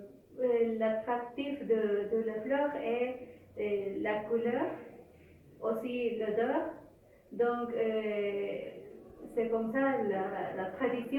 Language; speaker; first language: French; non-native, learner; Spanish